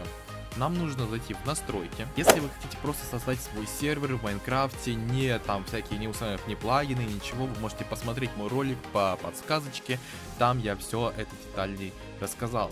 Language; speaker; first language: Russian; native; Russian